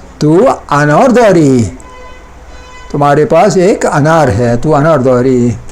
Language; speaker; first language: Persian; non-native, fluent; Urdu